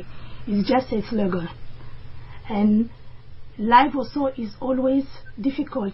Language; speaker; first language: English; non-native, learner; French